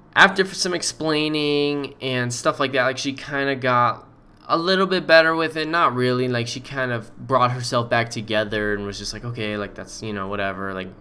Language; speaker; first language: English; native; English